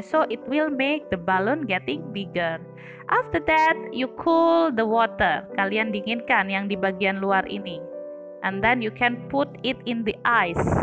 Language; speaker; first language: English; non-native, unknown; Indonesian